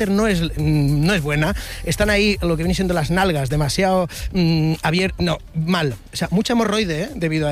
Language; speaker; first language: Spanish; native; Spanish